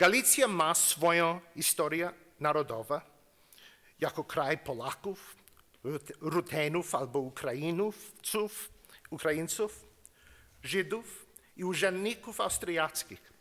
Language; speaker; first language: Polish; non-native, learner; English